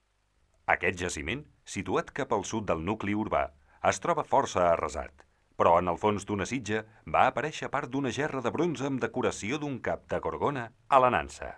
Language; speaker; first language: Catalan; native; Catalan